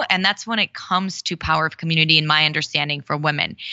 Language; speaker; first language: English; early bilingual, other home language; Russian